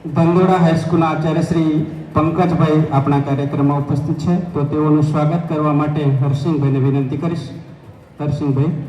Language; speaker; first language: Gujarati; native; Gujarati